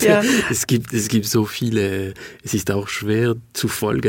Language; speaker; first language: German; non-native, fluent; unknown